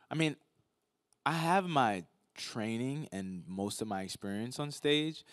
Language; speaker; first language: English; native; English